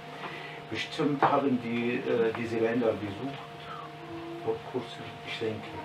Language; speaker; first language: German; non-native, learner; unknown